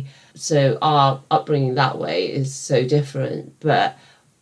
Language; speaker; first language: English; native; English